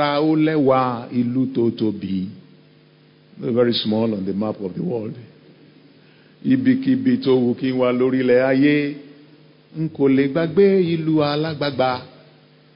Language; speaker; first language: English; non-native, local second language; Yoruba